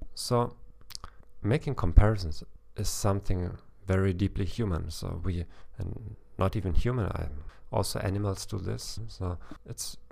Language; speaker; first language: English; non-native, fluent; German